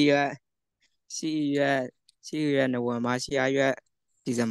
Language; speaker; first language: Chinese; non-native, learner; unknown